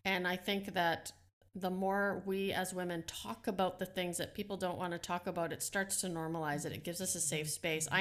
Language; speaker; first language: English; non-native, fluent; Dutch